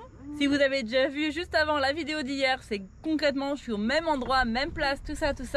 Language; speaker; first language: French; native; French